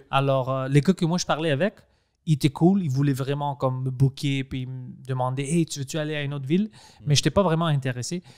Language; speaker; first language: French; non-native, fluent; Greek